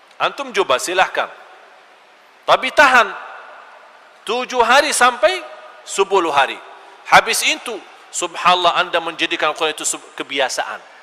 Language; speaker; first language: Malay; non-native, fluent; Arabic